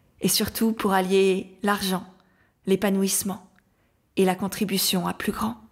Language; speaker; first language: French; native; French